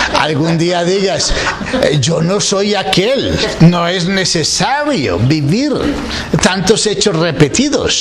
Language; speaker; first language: Spanish; native; Spanish